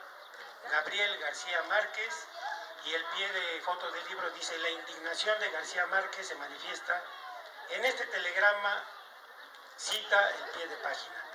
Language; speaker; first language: Spanish; native; Spanish